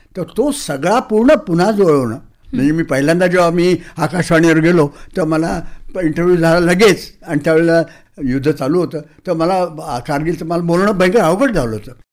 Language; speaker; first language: Marathi; native; Marathi